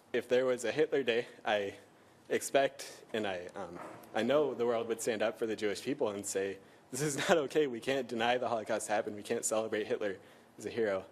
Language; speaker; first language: English; early bilingual, other home language; German